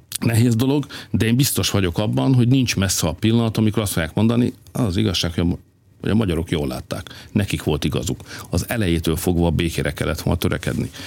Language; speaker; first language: Hungarian; native; Hungarian